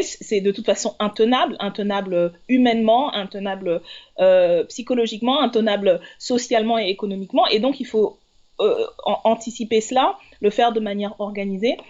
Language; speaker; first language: French; native; French